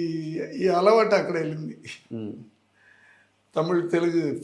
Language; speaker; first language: Telugu; non-native, learner; Tamil